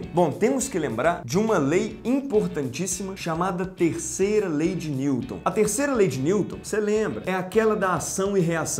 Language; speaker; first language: Portuguese; native; Portuguese